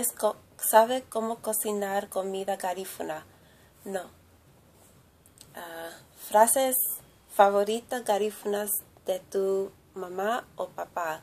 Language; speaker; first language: Spanish; early bilingual, heritage; English